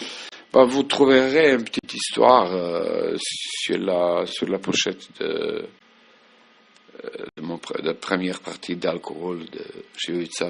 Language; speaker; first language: French; non-native, fluent; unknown